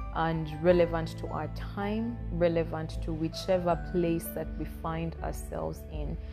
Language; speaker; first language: English; non-native, local second language; Acoli